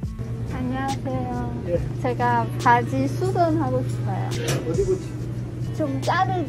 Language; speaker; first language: Korean; non-native, learner; Chinese